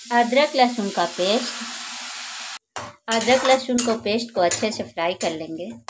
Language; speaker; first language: Hindi; native; Hindi